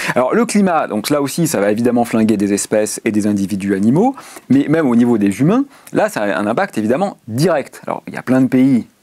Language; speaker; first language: French; native; French